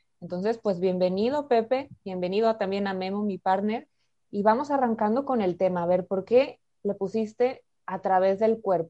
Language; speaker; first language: Spanish; native; Spanish